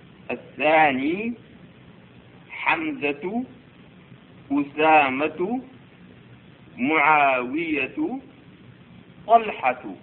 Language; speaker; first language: Arabic; non-native, learner; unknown